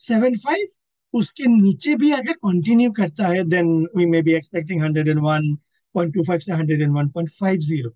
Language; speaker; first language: Hindi; non-native, local second language; Assamese